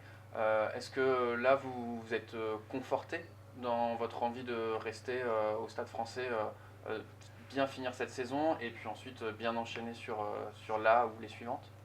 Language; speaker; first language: French; native; French